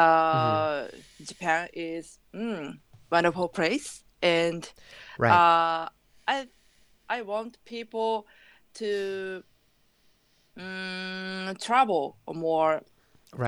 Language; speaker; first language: English; non-native, learner; Japanese